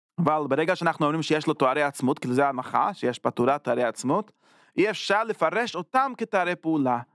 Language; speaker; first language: Hebrew; non-native, fluent; English